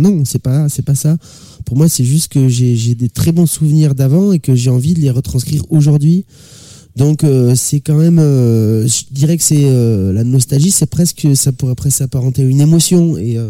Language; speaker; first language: French; native; French